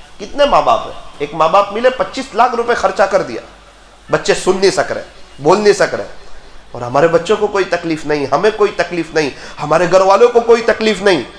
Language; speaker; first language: Urdu; non-native, local second language; Gujarati